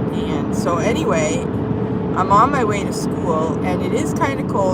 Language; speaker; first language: English; native; English